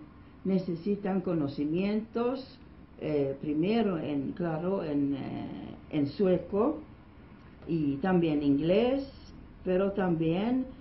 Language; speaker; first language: Spanish; non-native, fluent; Finnish